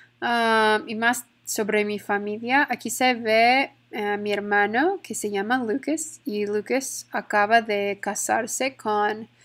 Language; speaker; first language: Spanish; non-native, fluent; English